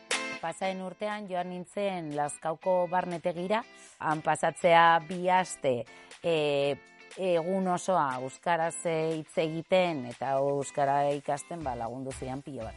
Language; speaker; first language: Basque; non-native, learner; Spanish